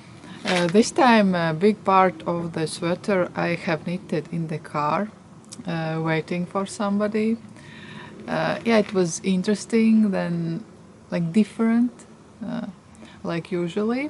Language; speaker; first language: English; non-native, fluent; Latvian